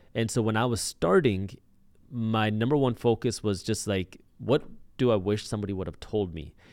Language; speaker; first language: English; early bilingual, other home language; Punjabi